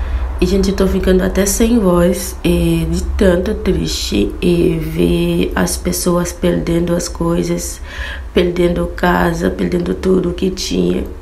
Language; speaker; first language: Portuguese; non-native, fluent; Haitian Creole